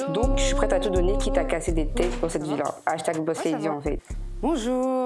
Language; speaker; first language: French; native; French